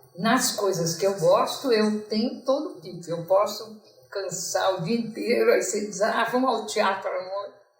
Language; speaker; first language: Portuguese; native; Portuguese